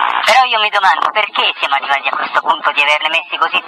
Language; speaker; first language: Italian; native; Italian